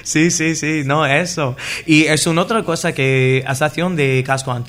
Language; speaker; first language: Spanish; non-native, learner; English